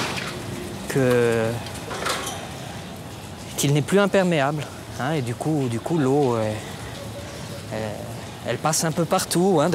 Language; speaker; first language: French; native; French